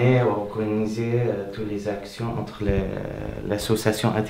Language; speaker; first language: French; non-native, fluent; Arabic